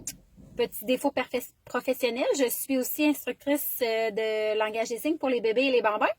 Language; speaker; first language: French; native; French